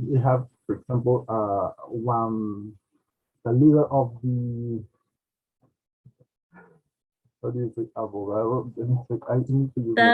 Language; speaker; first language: English; non-native, learner; Spanish